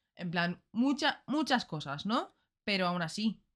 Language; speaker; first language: Spanish; non-native, fluent; English